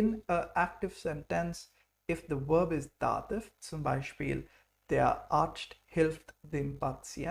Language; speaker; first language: German; non-native, fluent; English